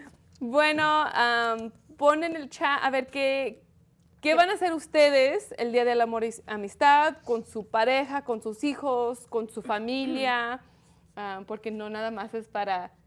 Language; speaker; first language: Spanish; early bilingual, heritage; Spanish